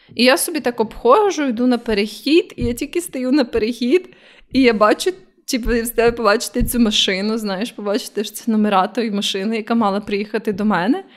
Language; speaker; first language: Ukrainian; native; Ukrainian